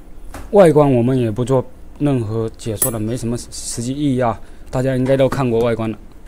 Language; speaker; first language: Chinese; native; Chinese